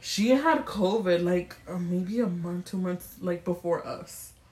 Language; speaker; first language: English; early bilingual, other home language; Spanish